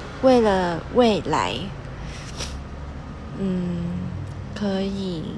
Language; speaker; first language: Chinese; non-native, local second language; Cantonese